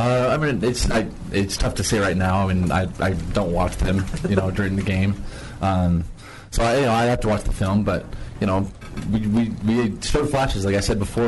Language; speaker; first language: English; native; English